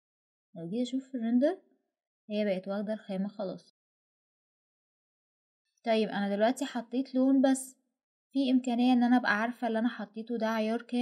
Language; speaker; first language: Arabic; native; Arabic